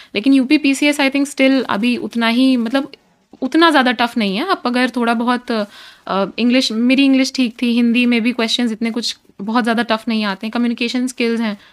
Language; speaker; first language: Hindi; native; Hindi